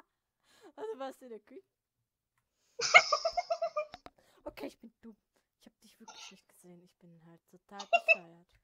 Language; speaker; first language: German; native; German